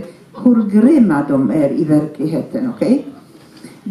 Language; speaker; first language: Swedish; non-native, fluent; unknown